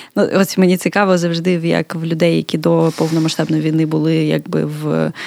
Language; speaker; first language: Ukrainian; native; Ukrainian